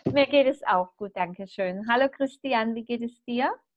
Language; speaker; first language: German; non-native, fluent; Spanish